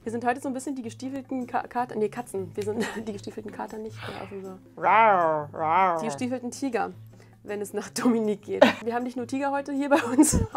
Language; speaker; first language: German; native; German